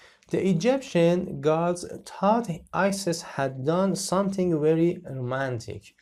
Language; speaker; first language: English; non-native, fluent; Persian